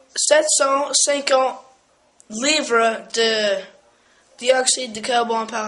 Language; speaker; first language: French; non-native, learner; English